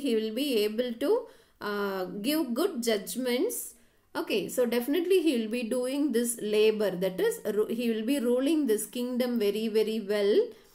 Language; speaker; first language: English; non-native, local second language; Tamil